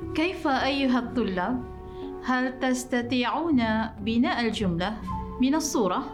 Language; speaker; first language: Arabic; non-native, fluent; Malay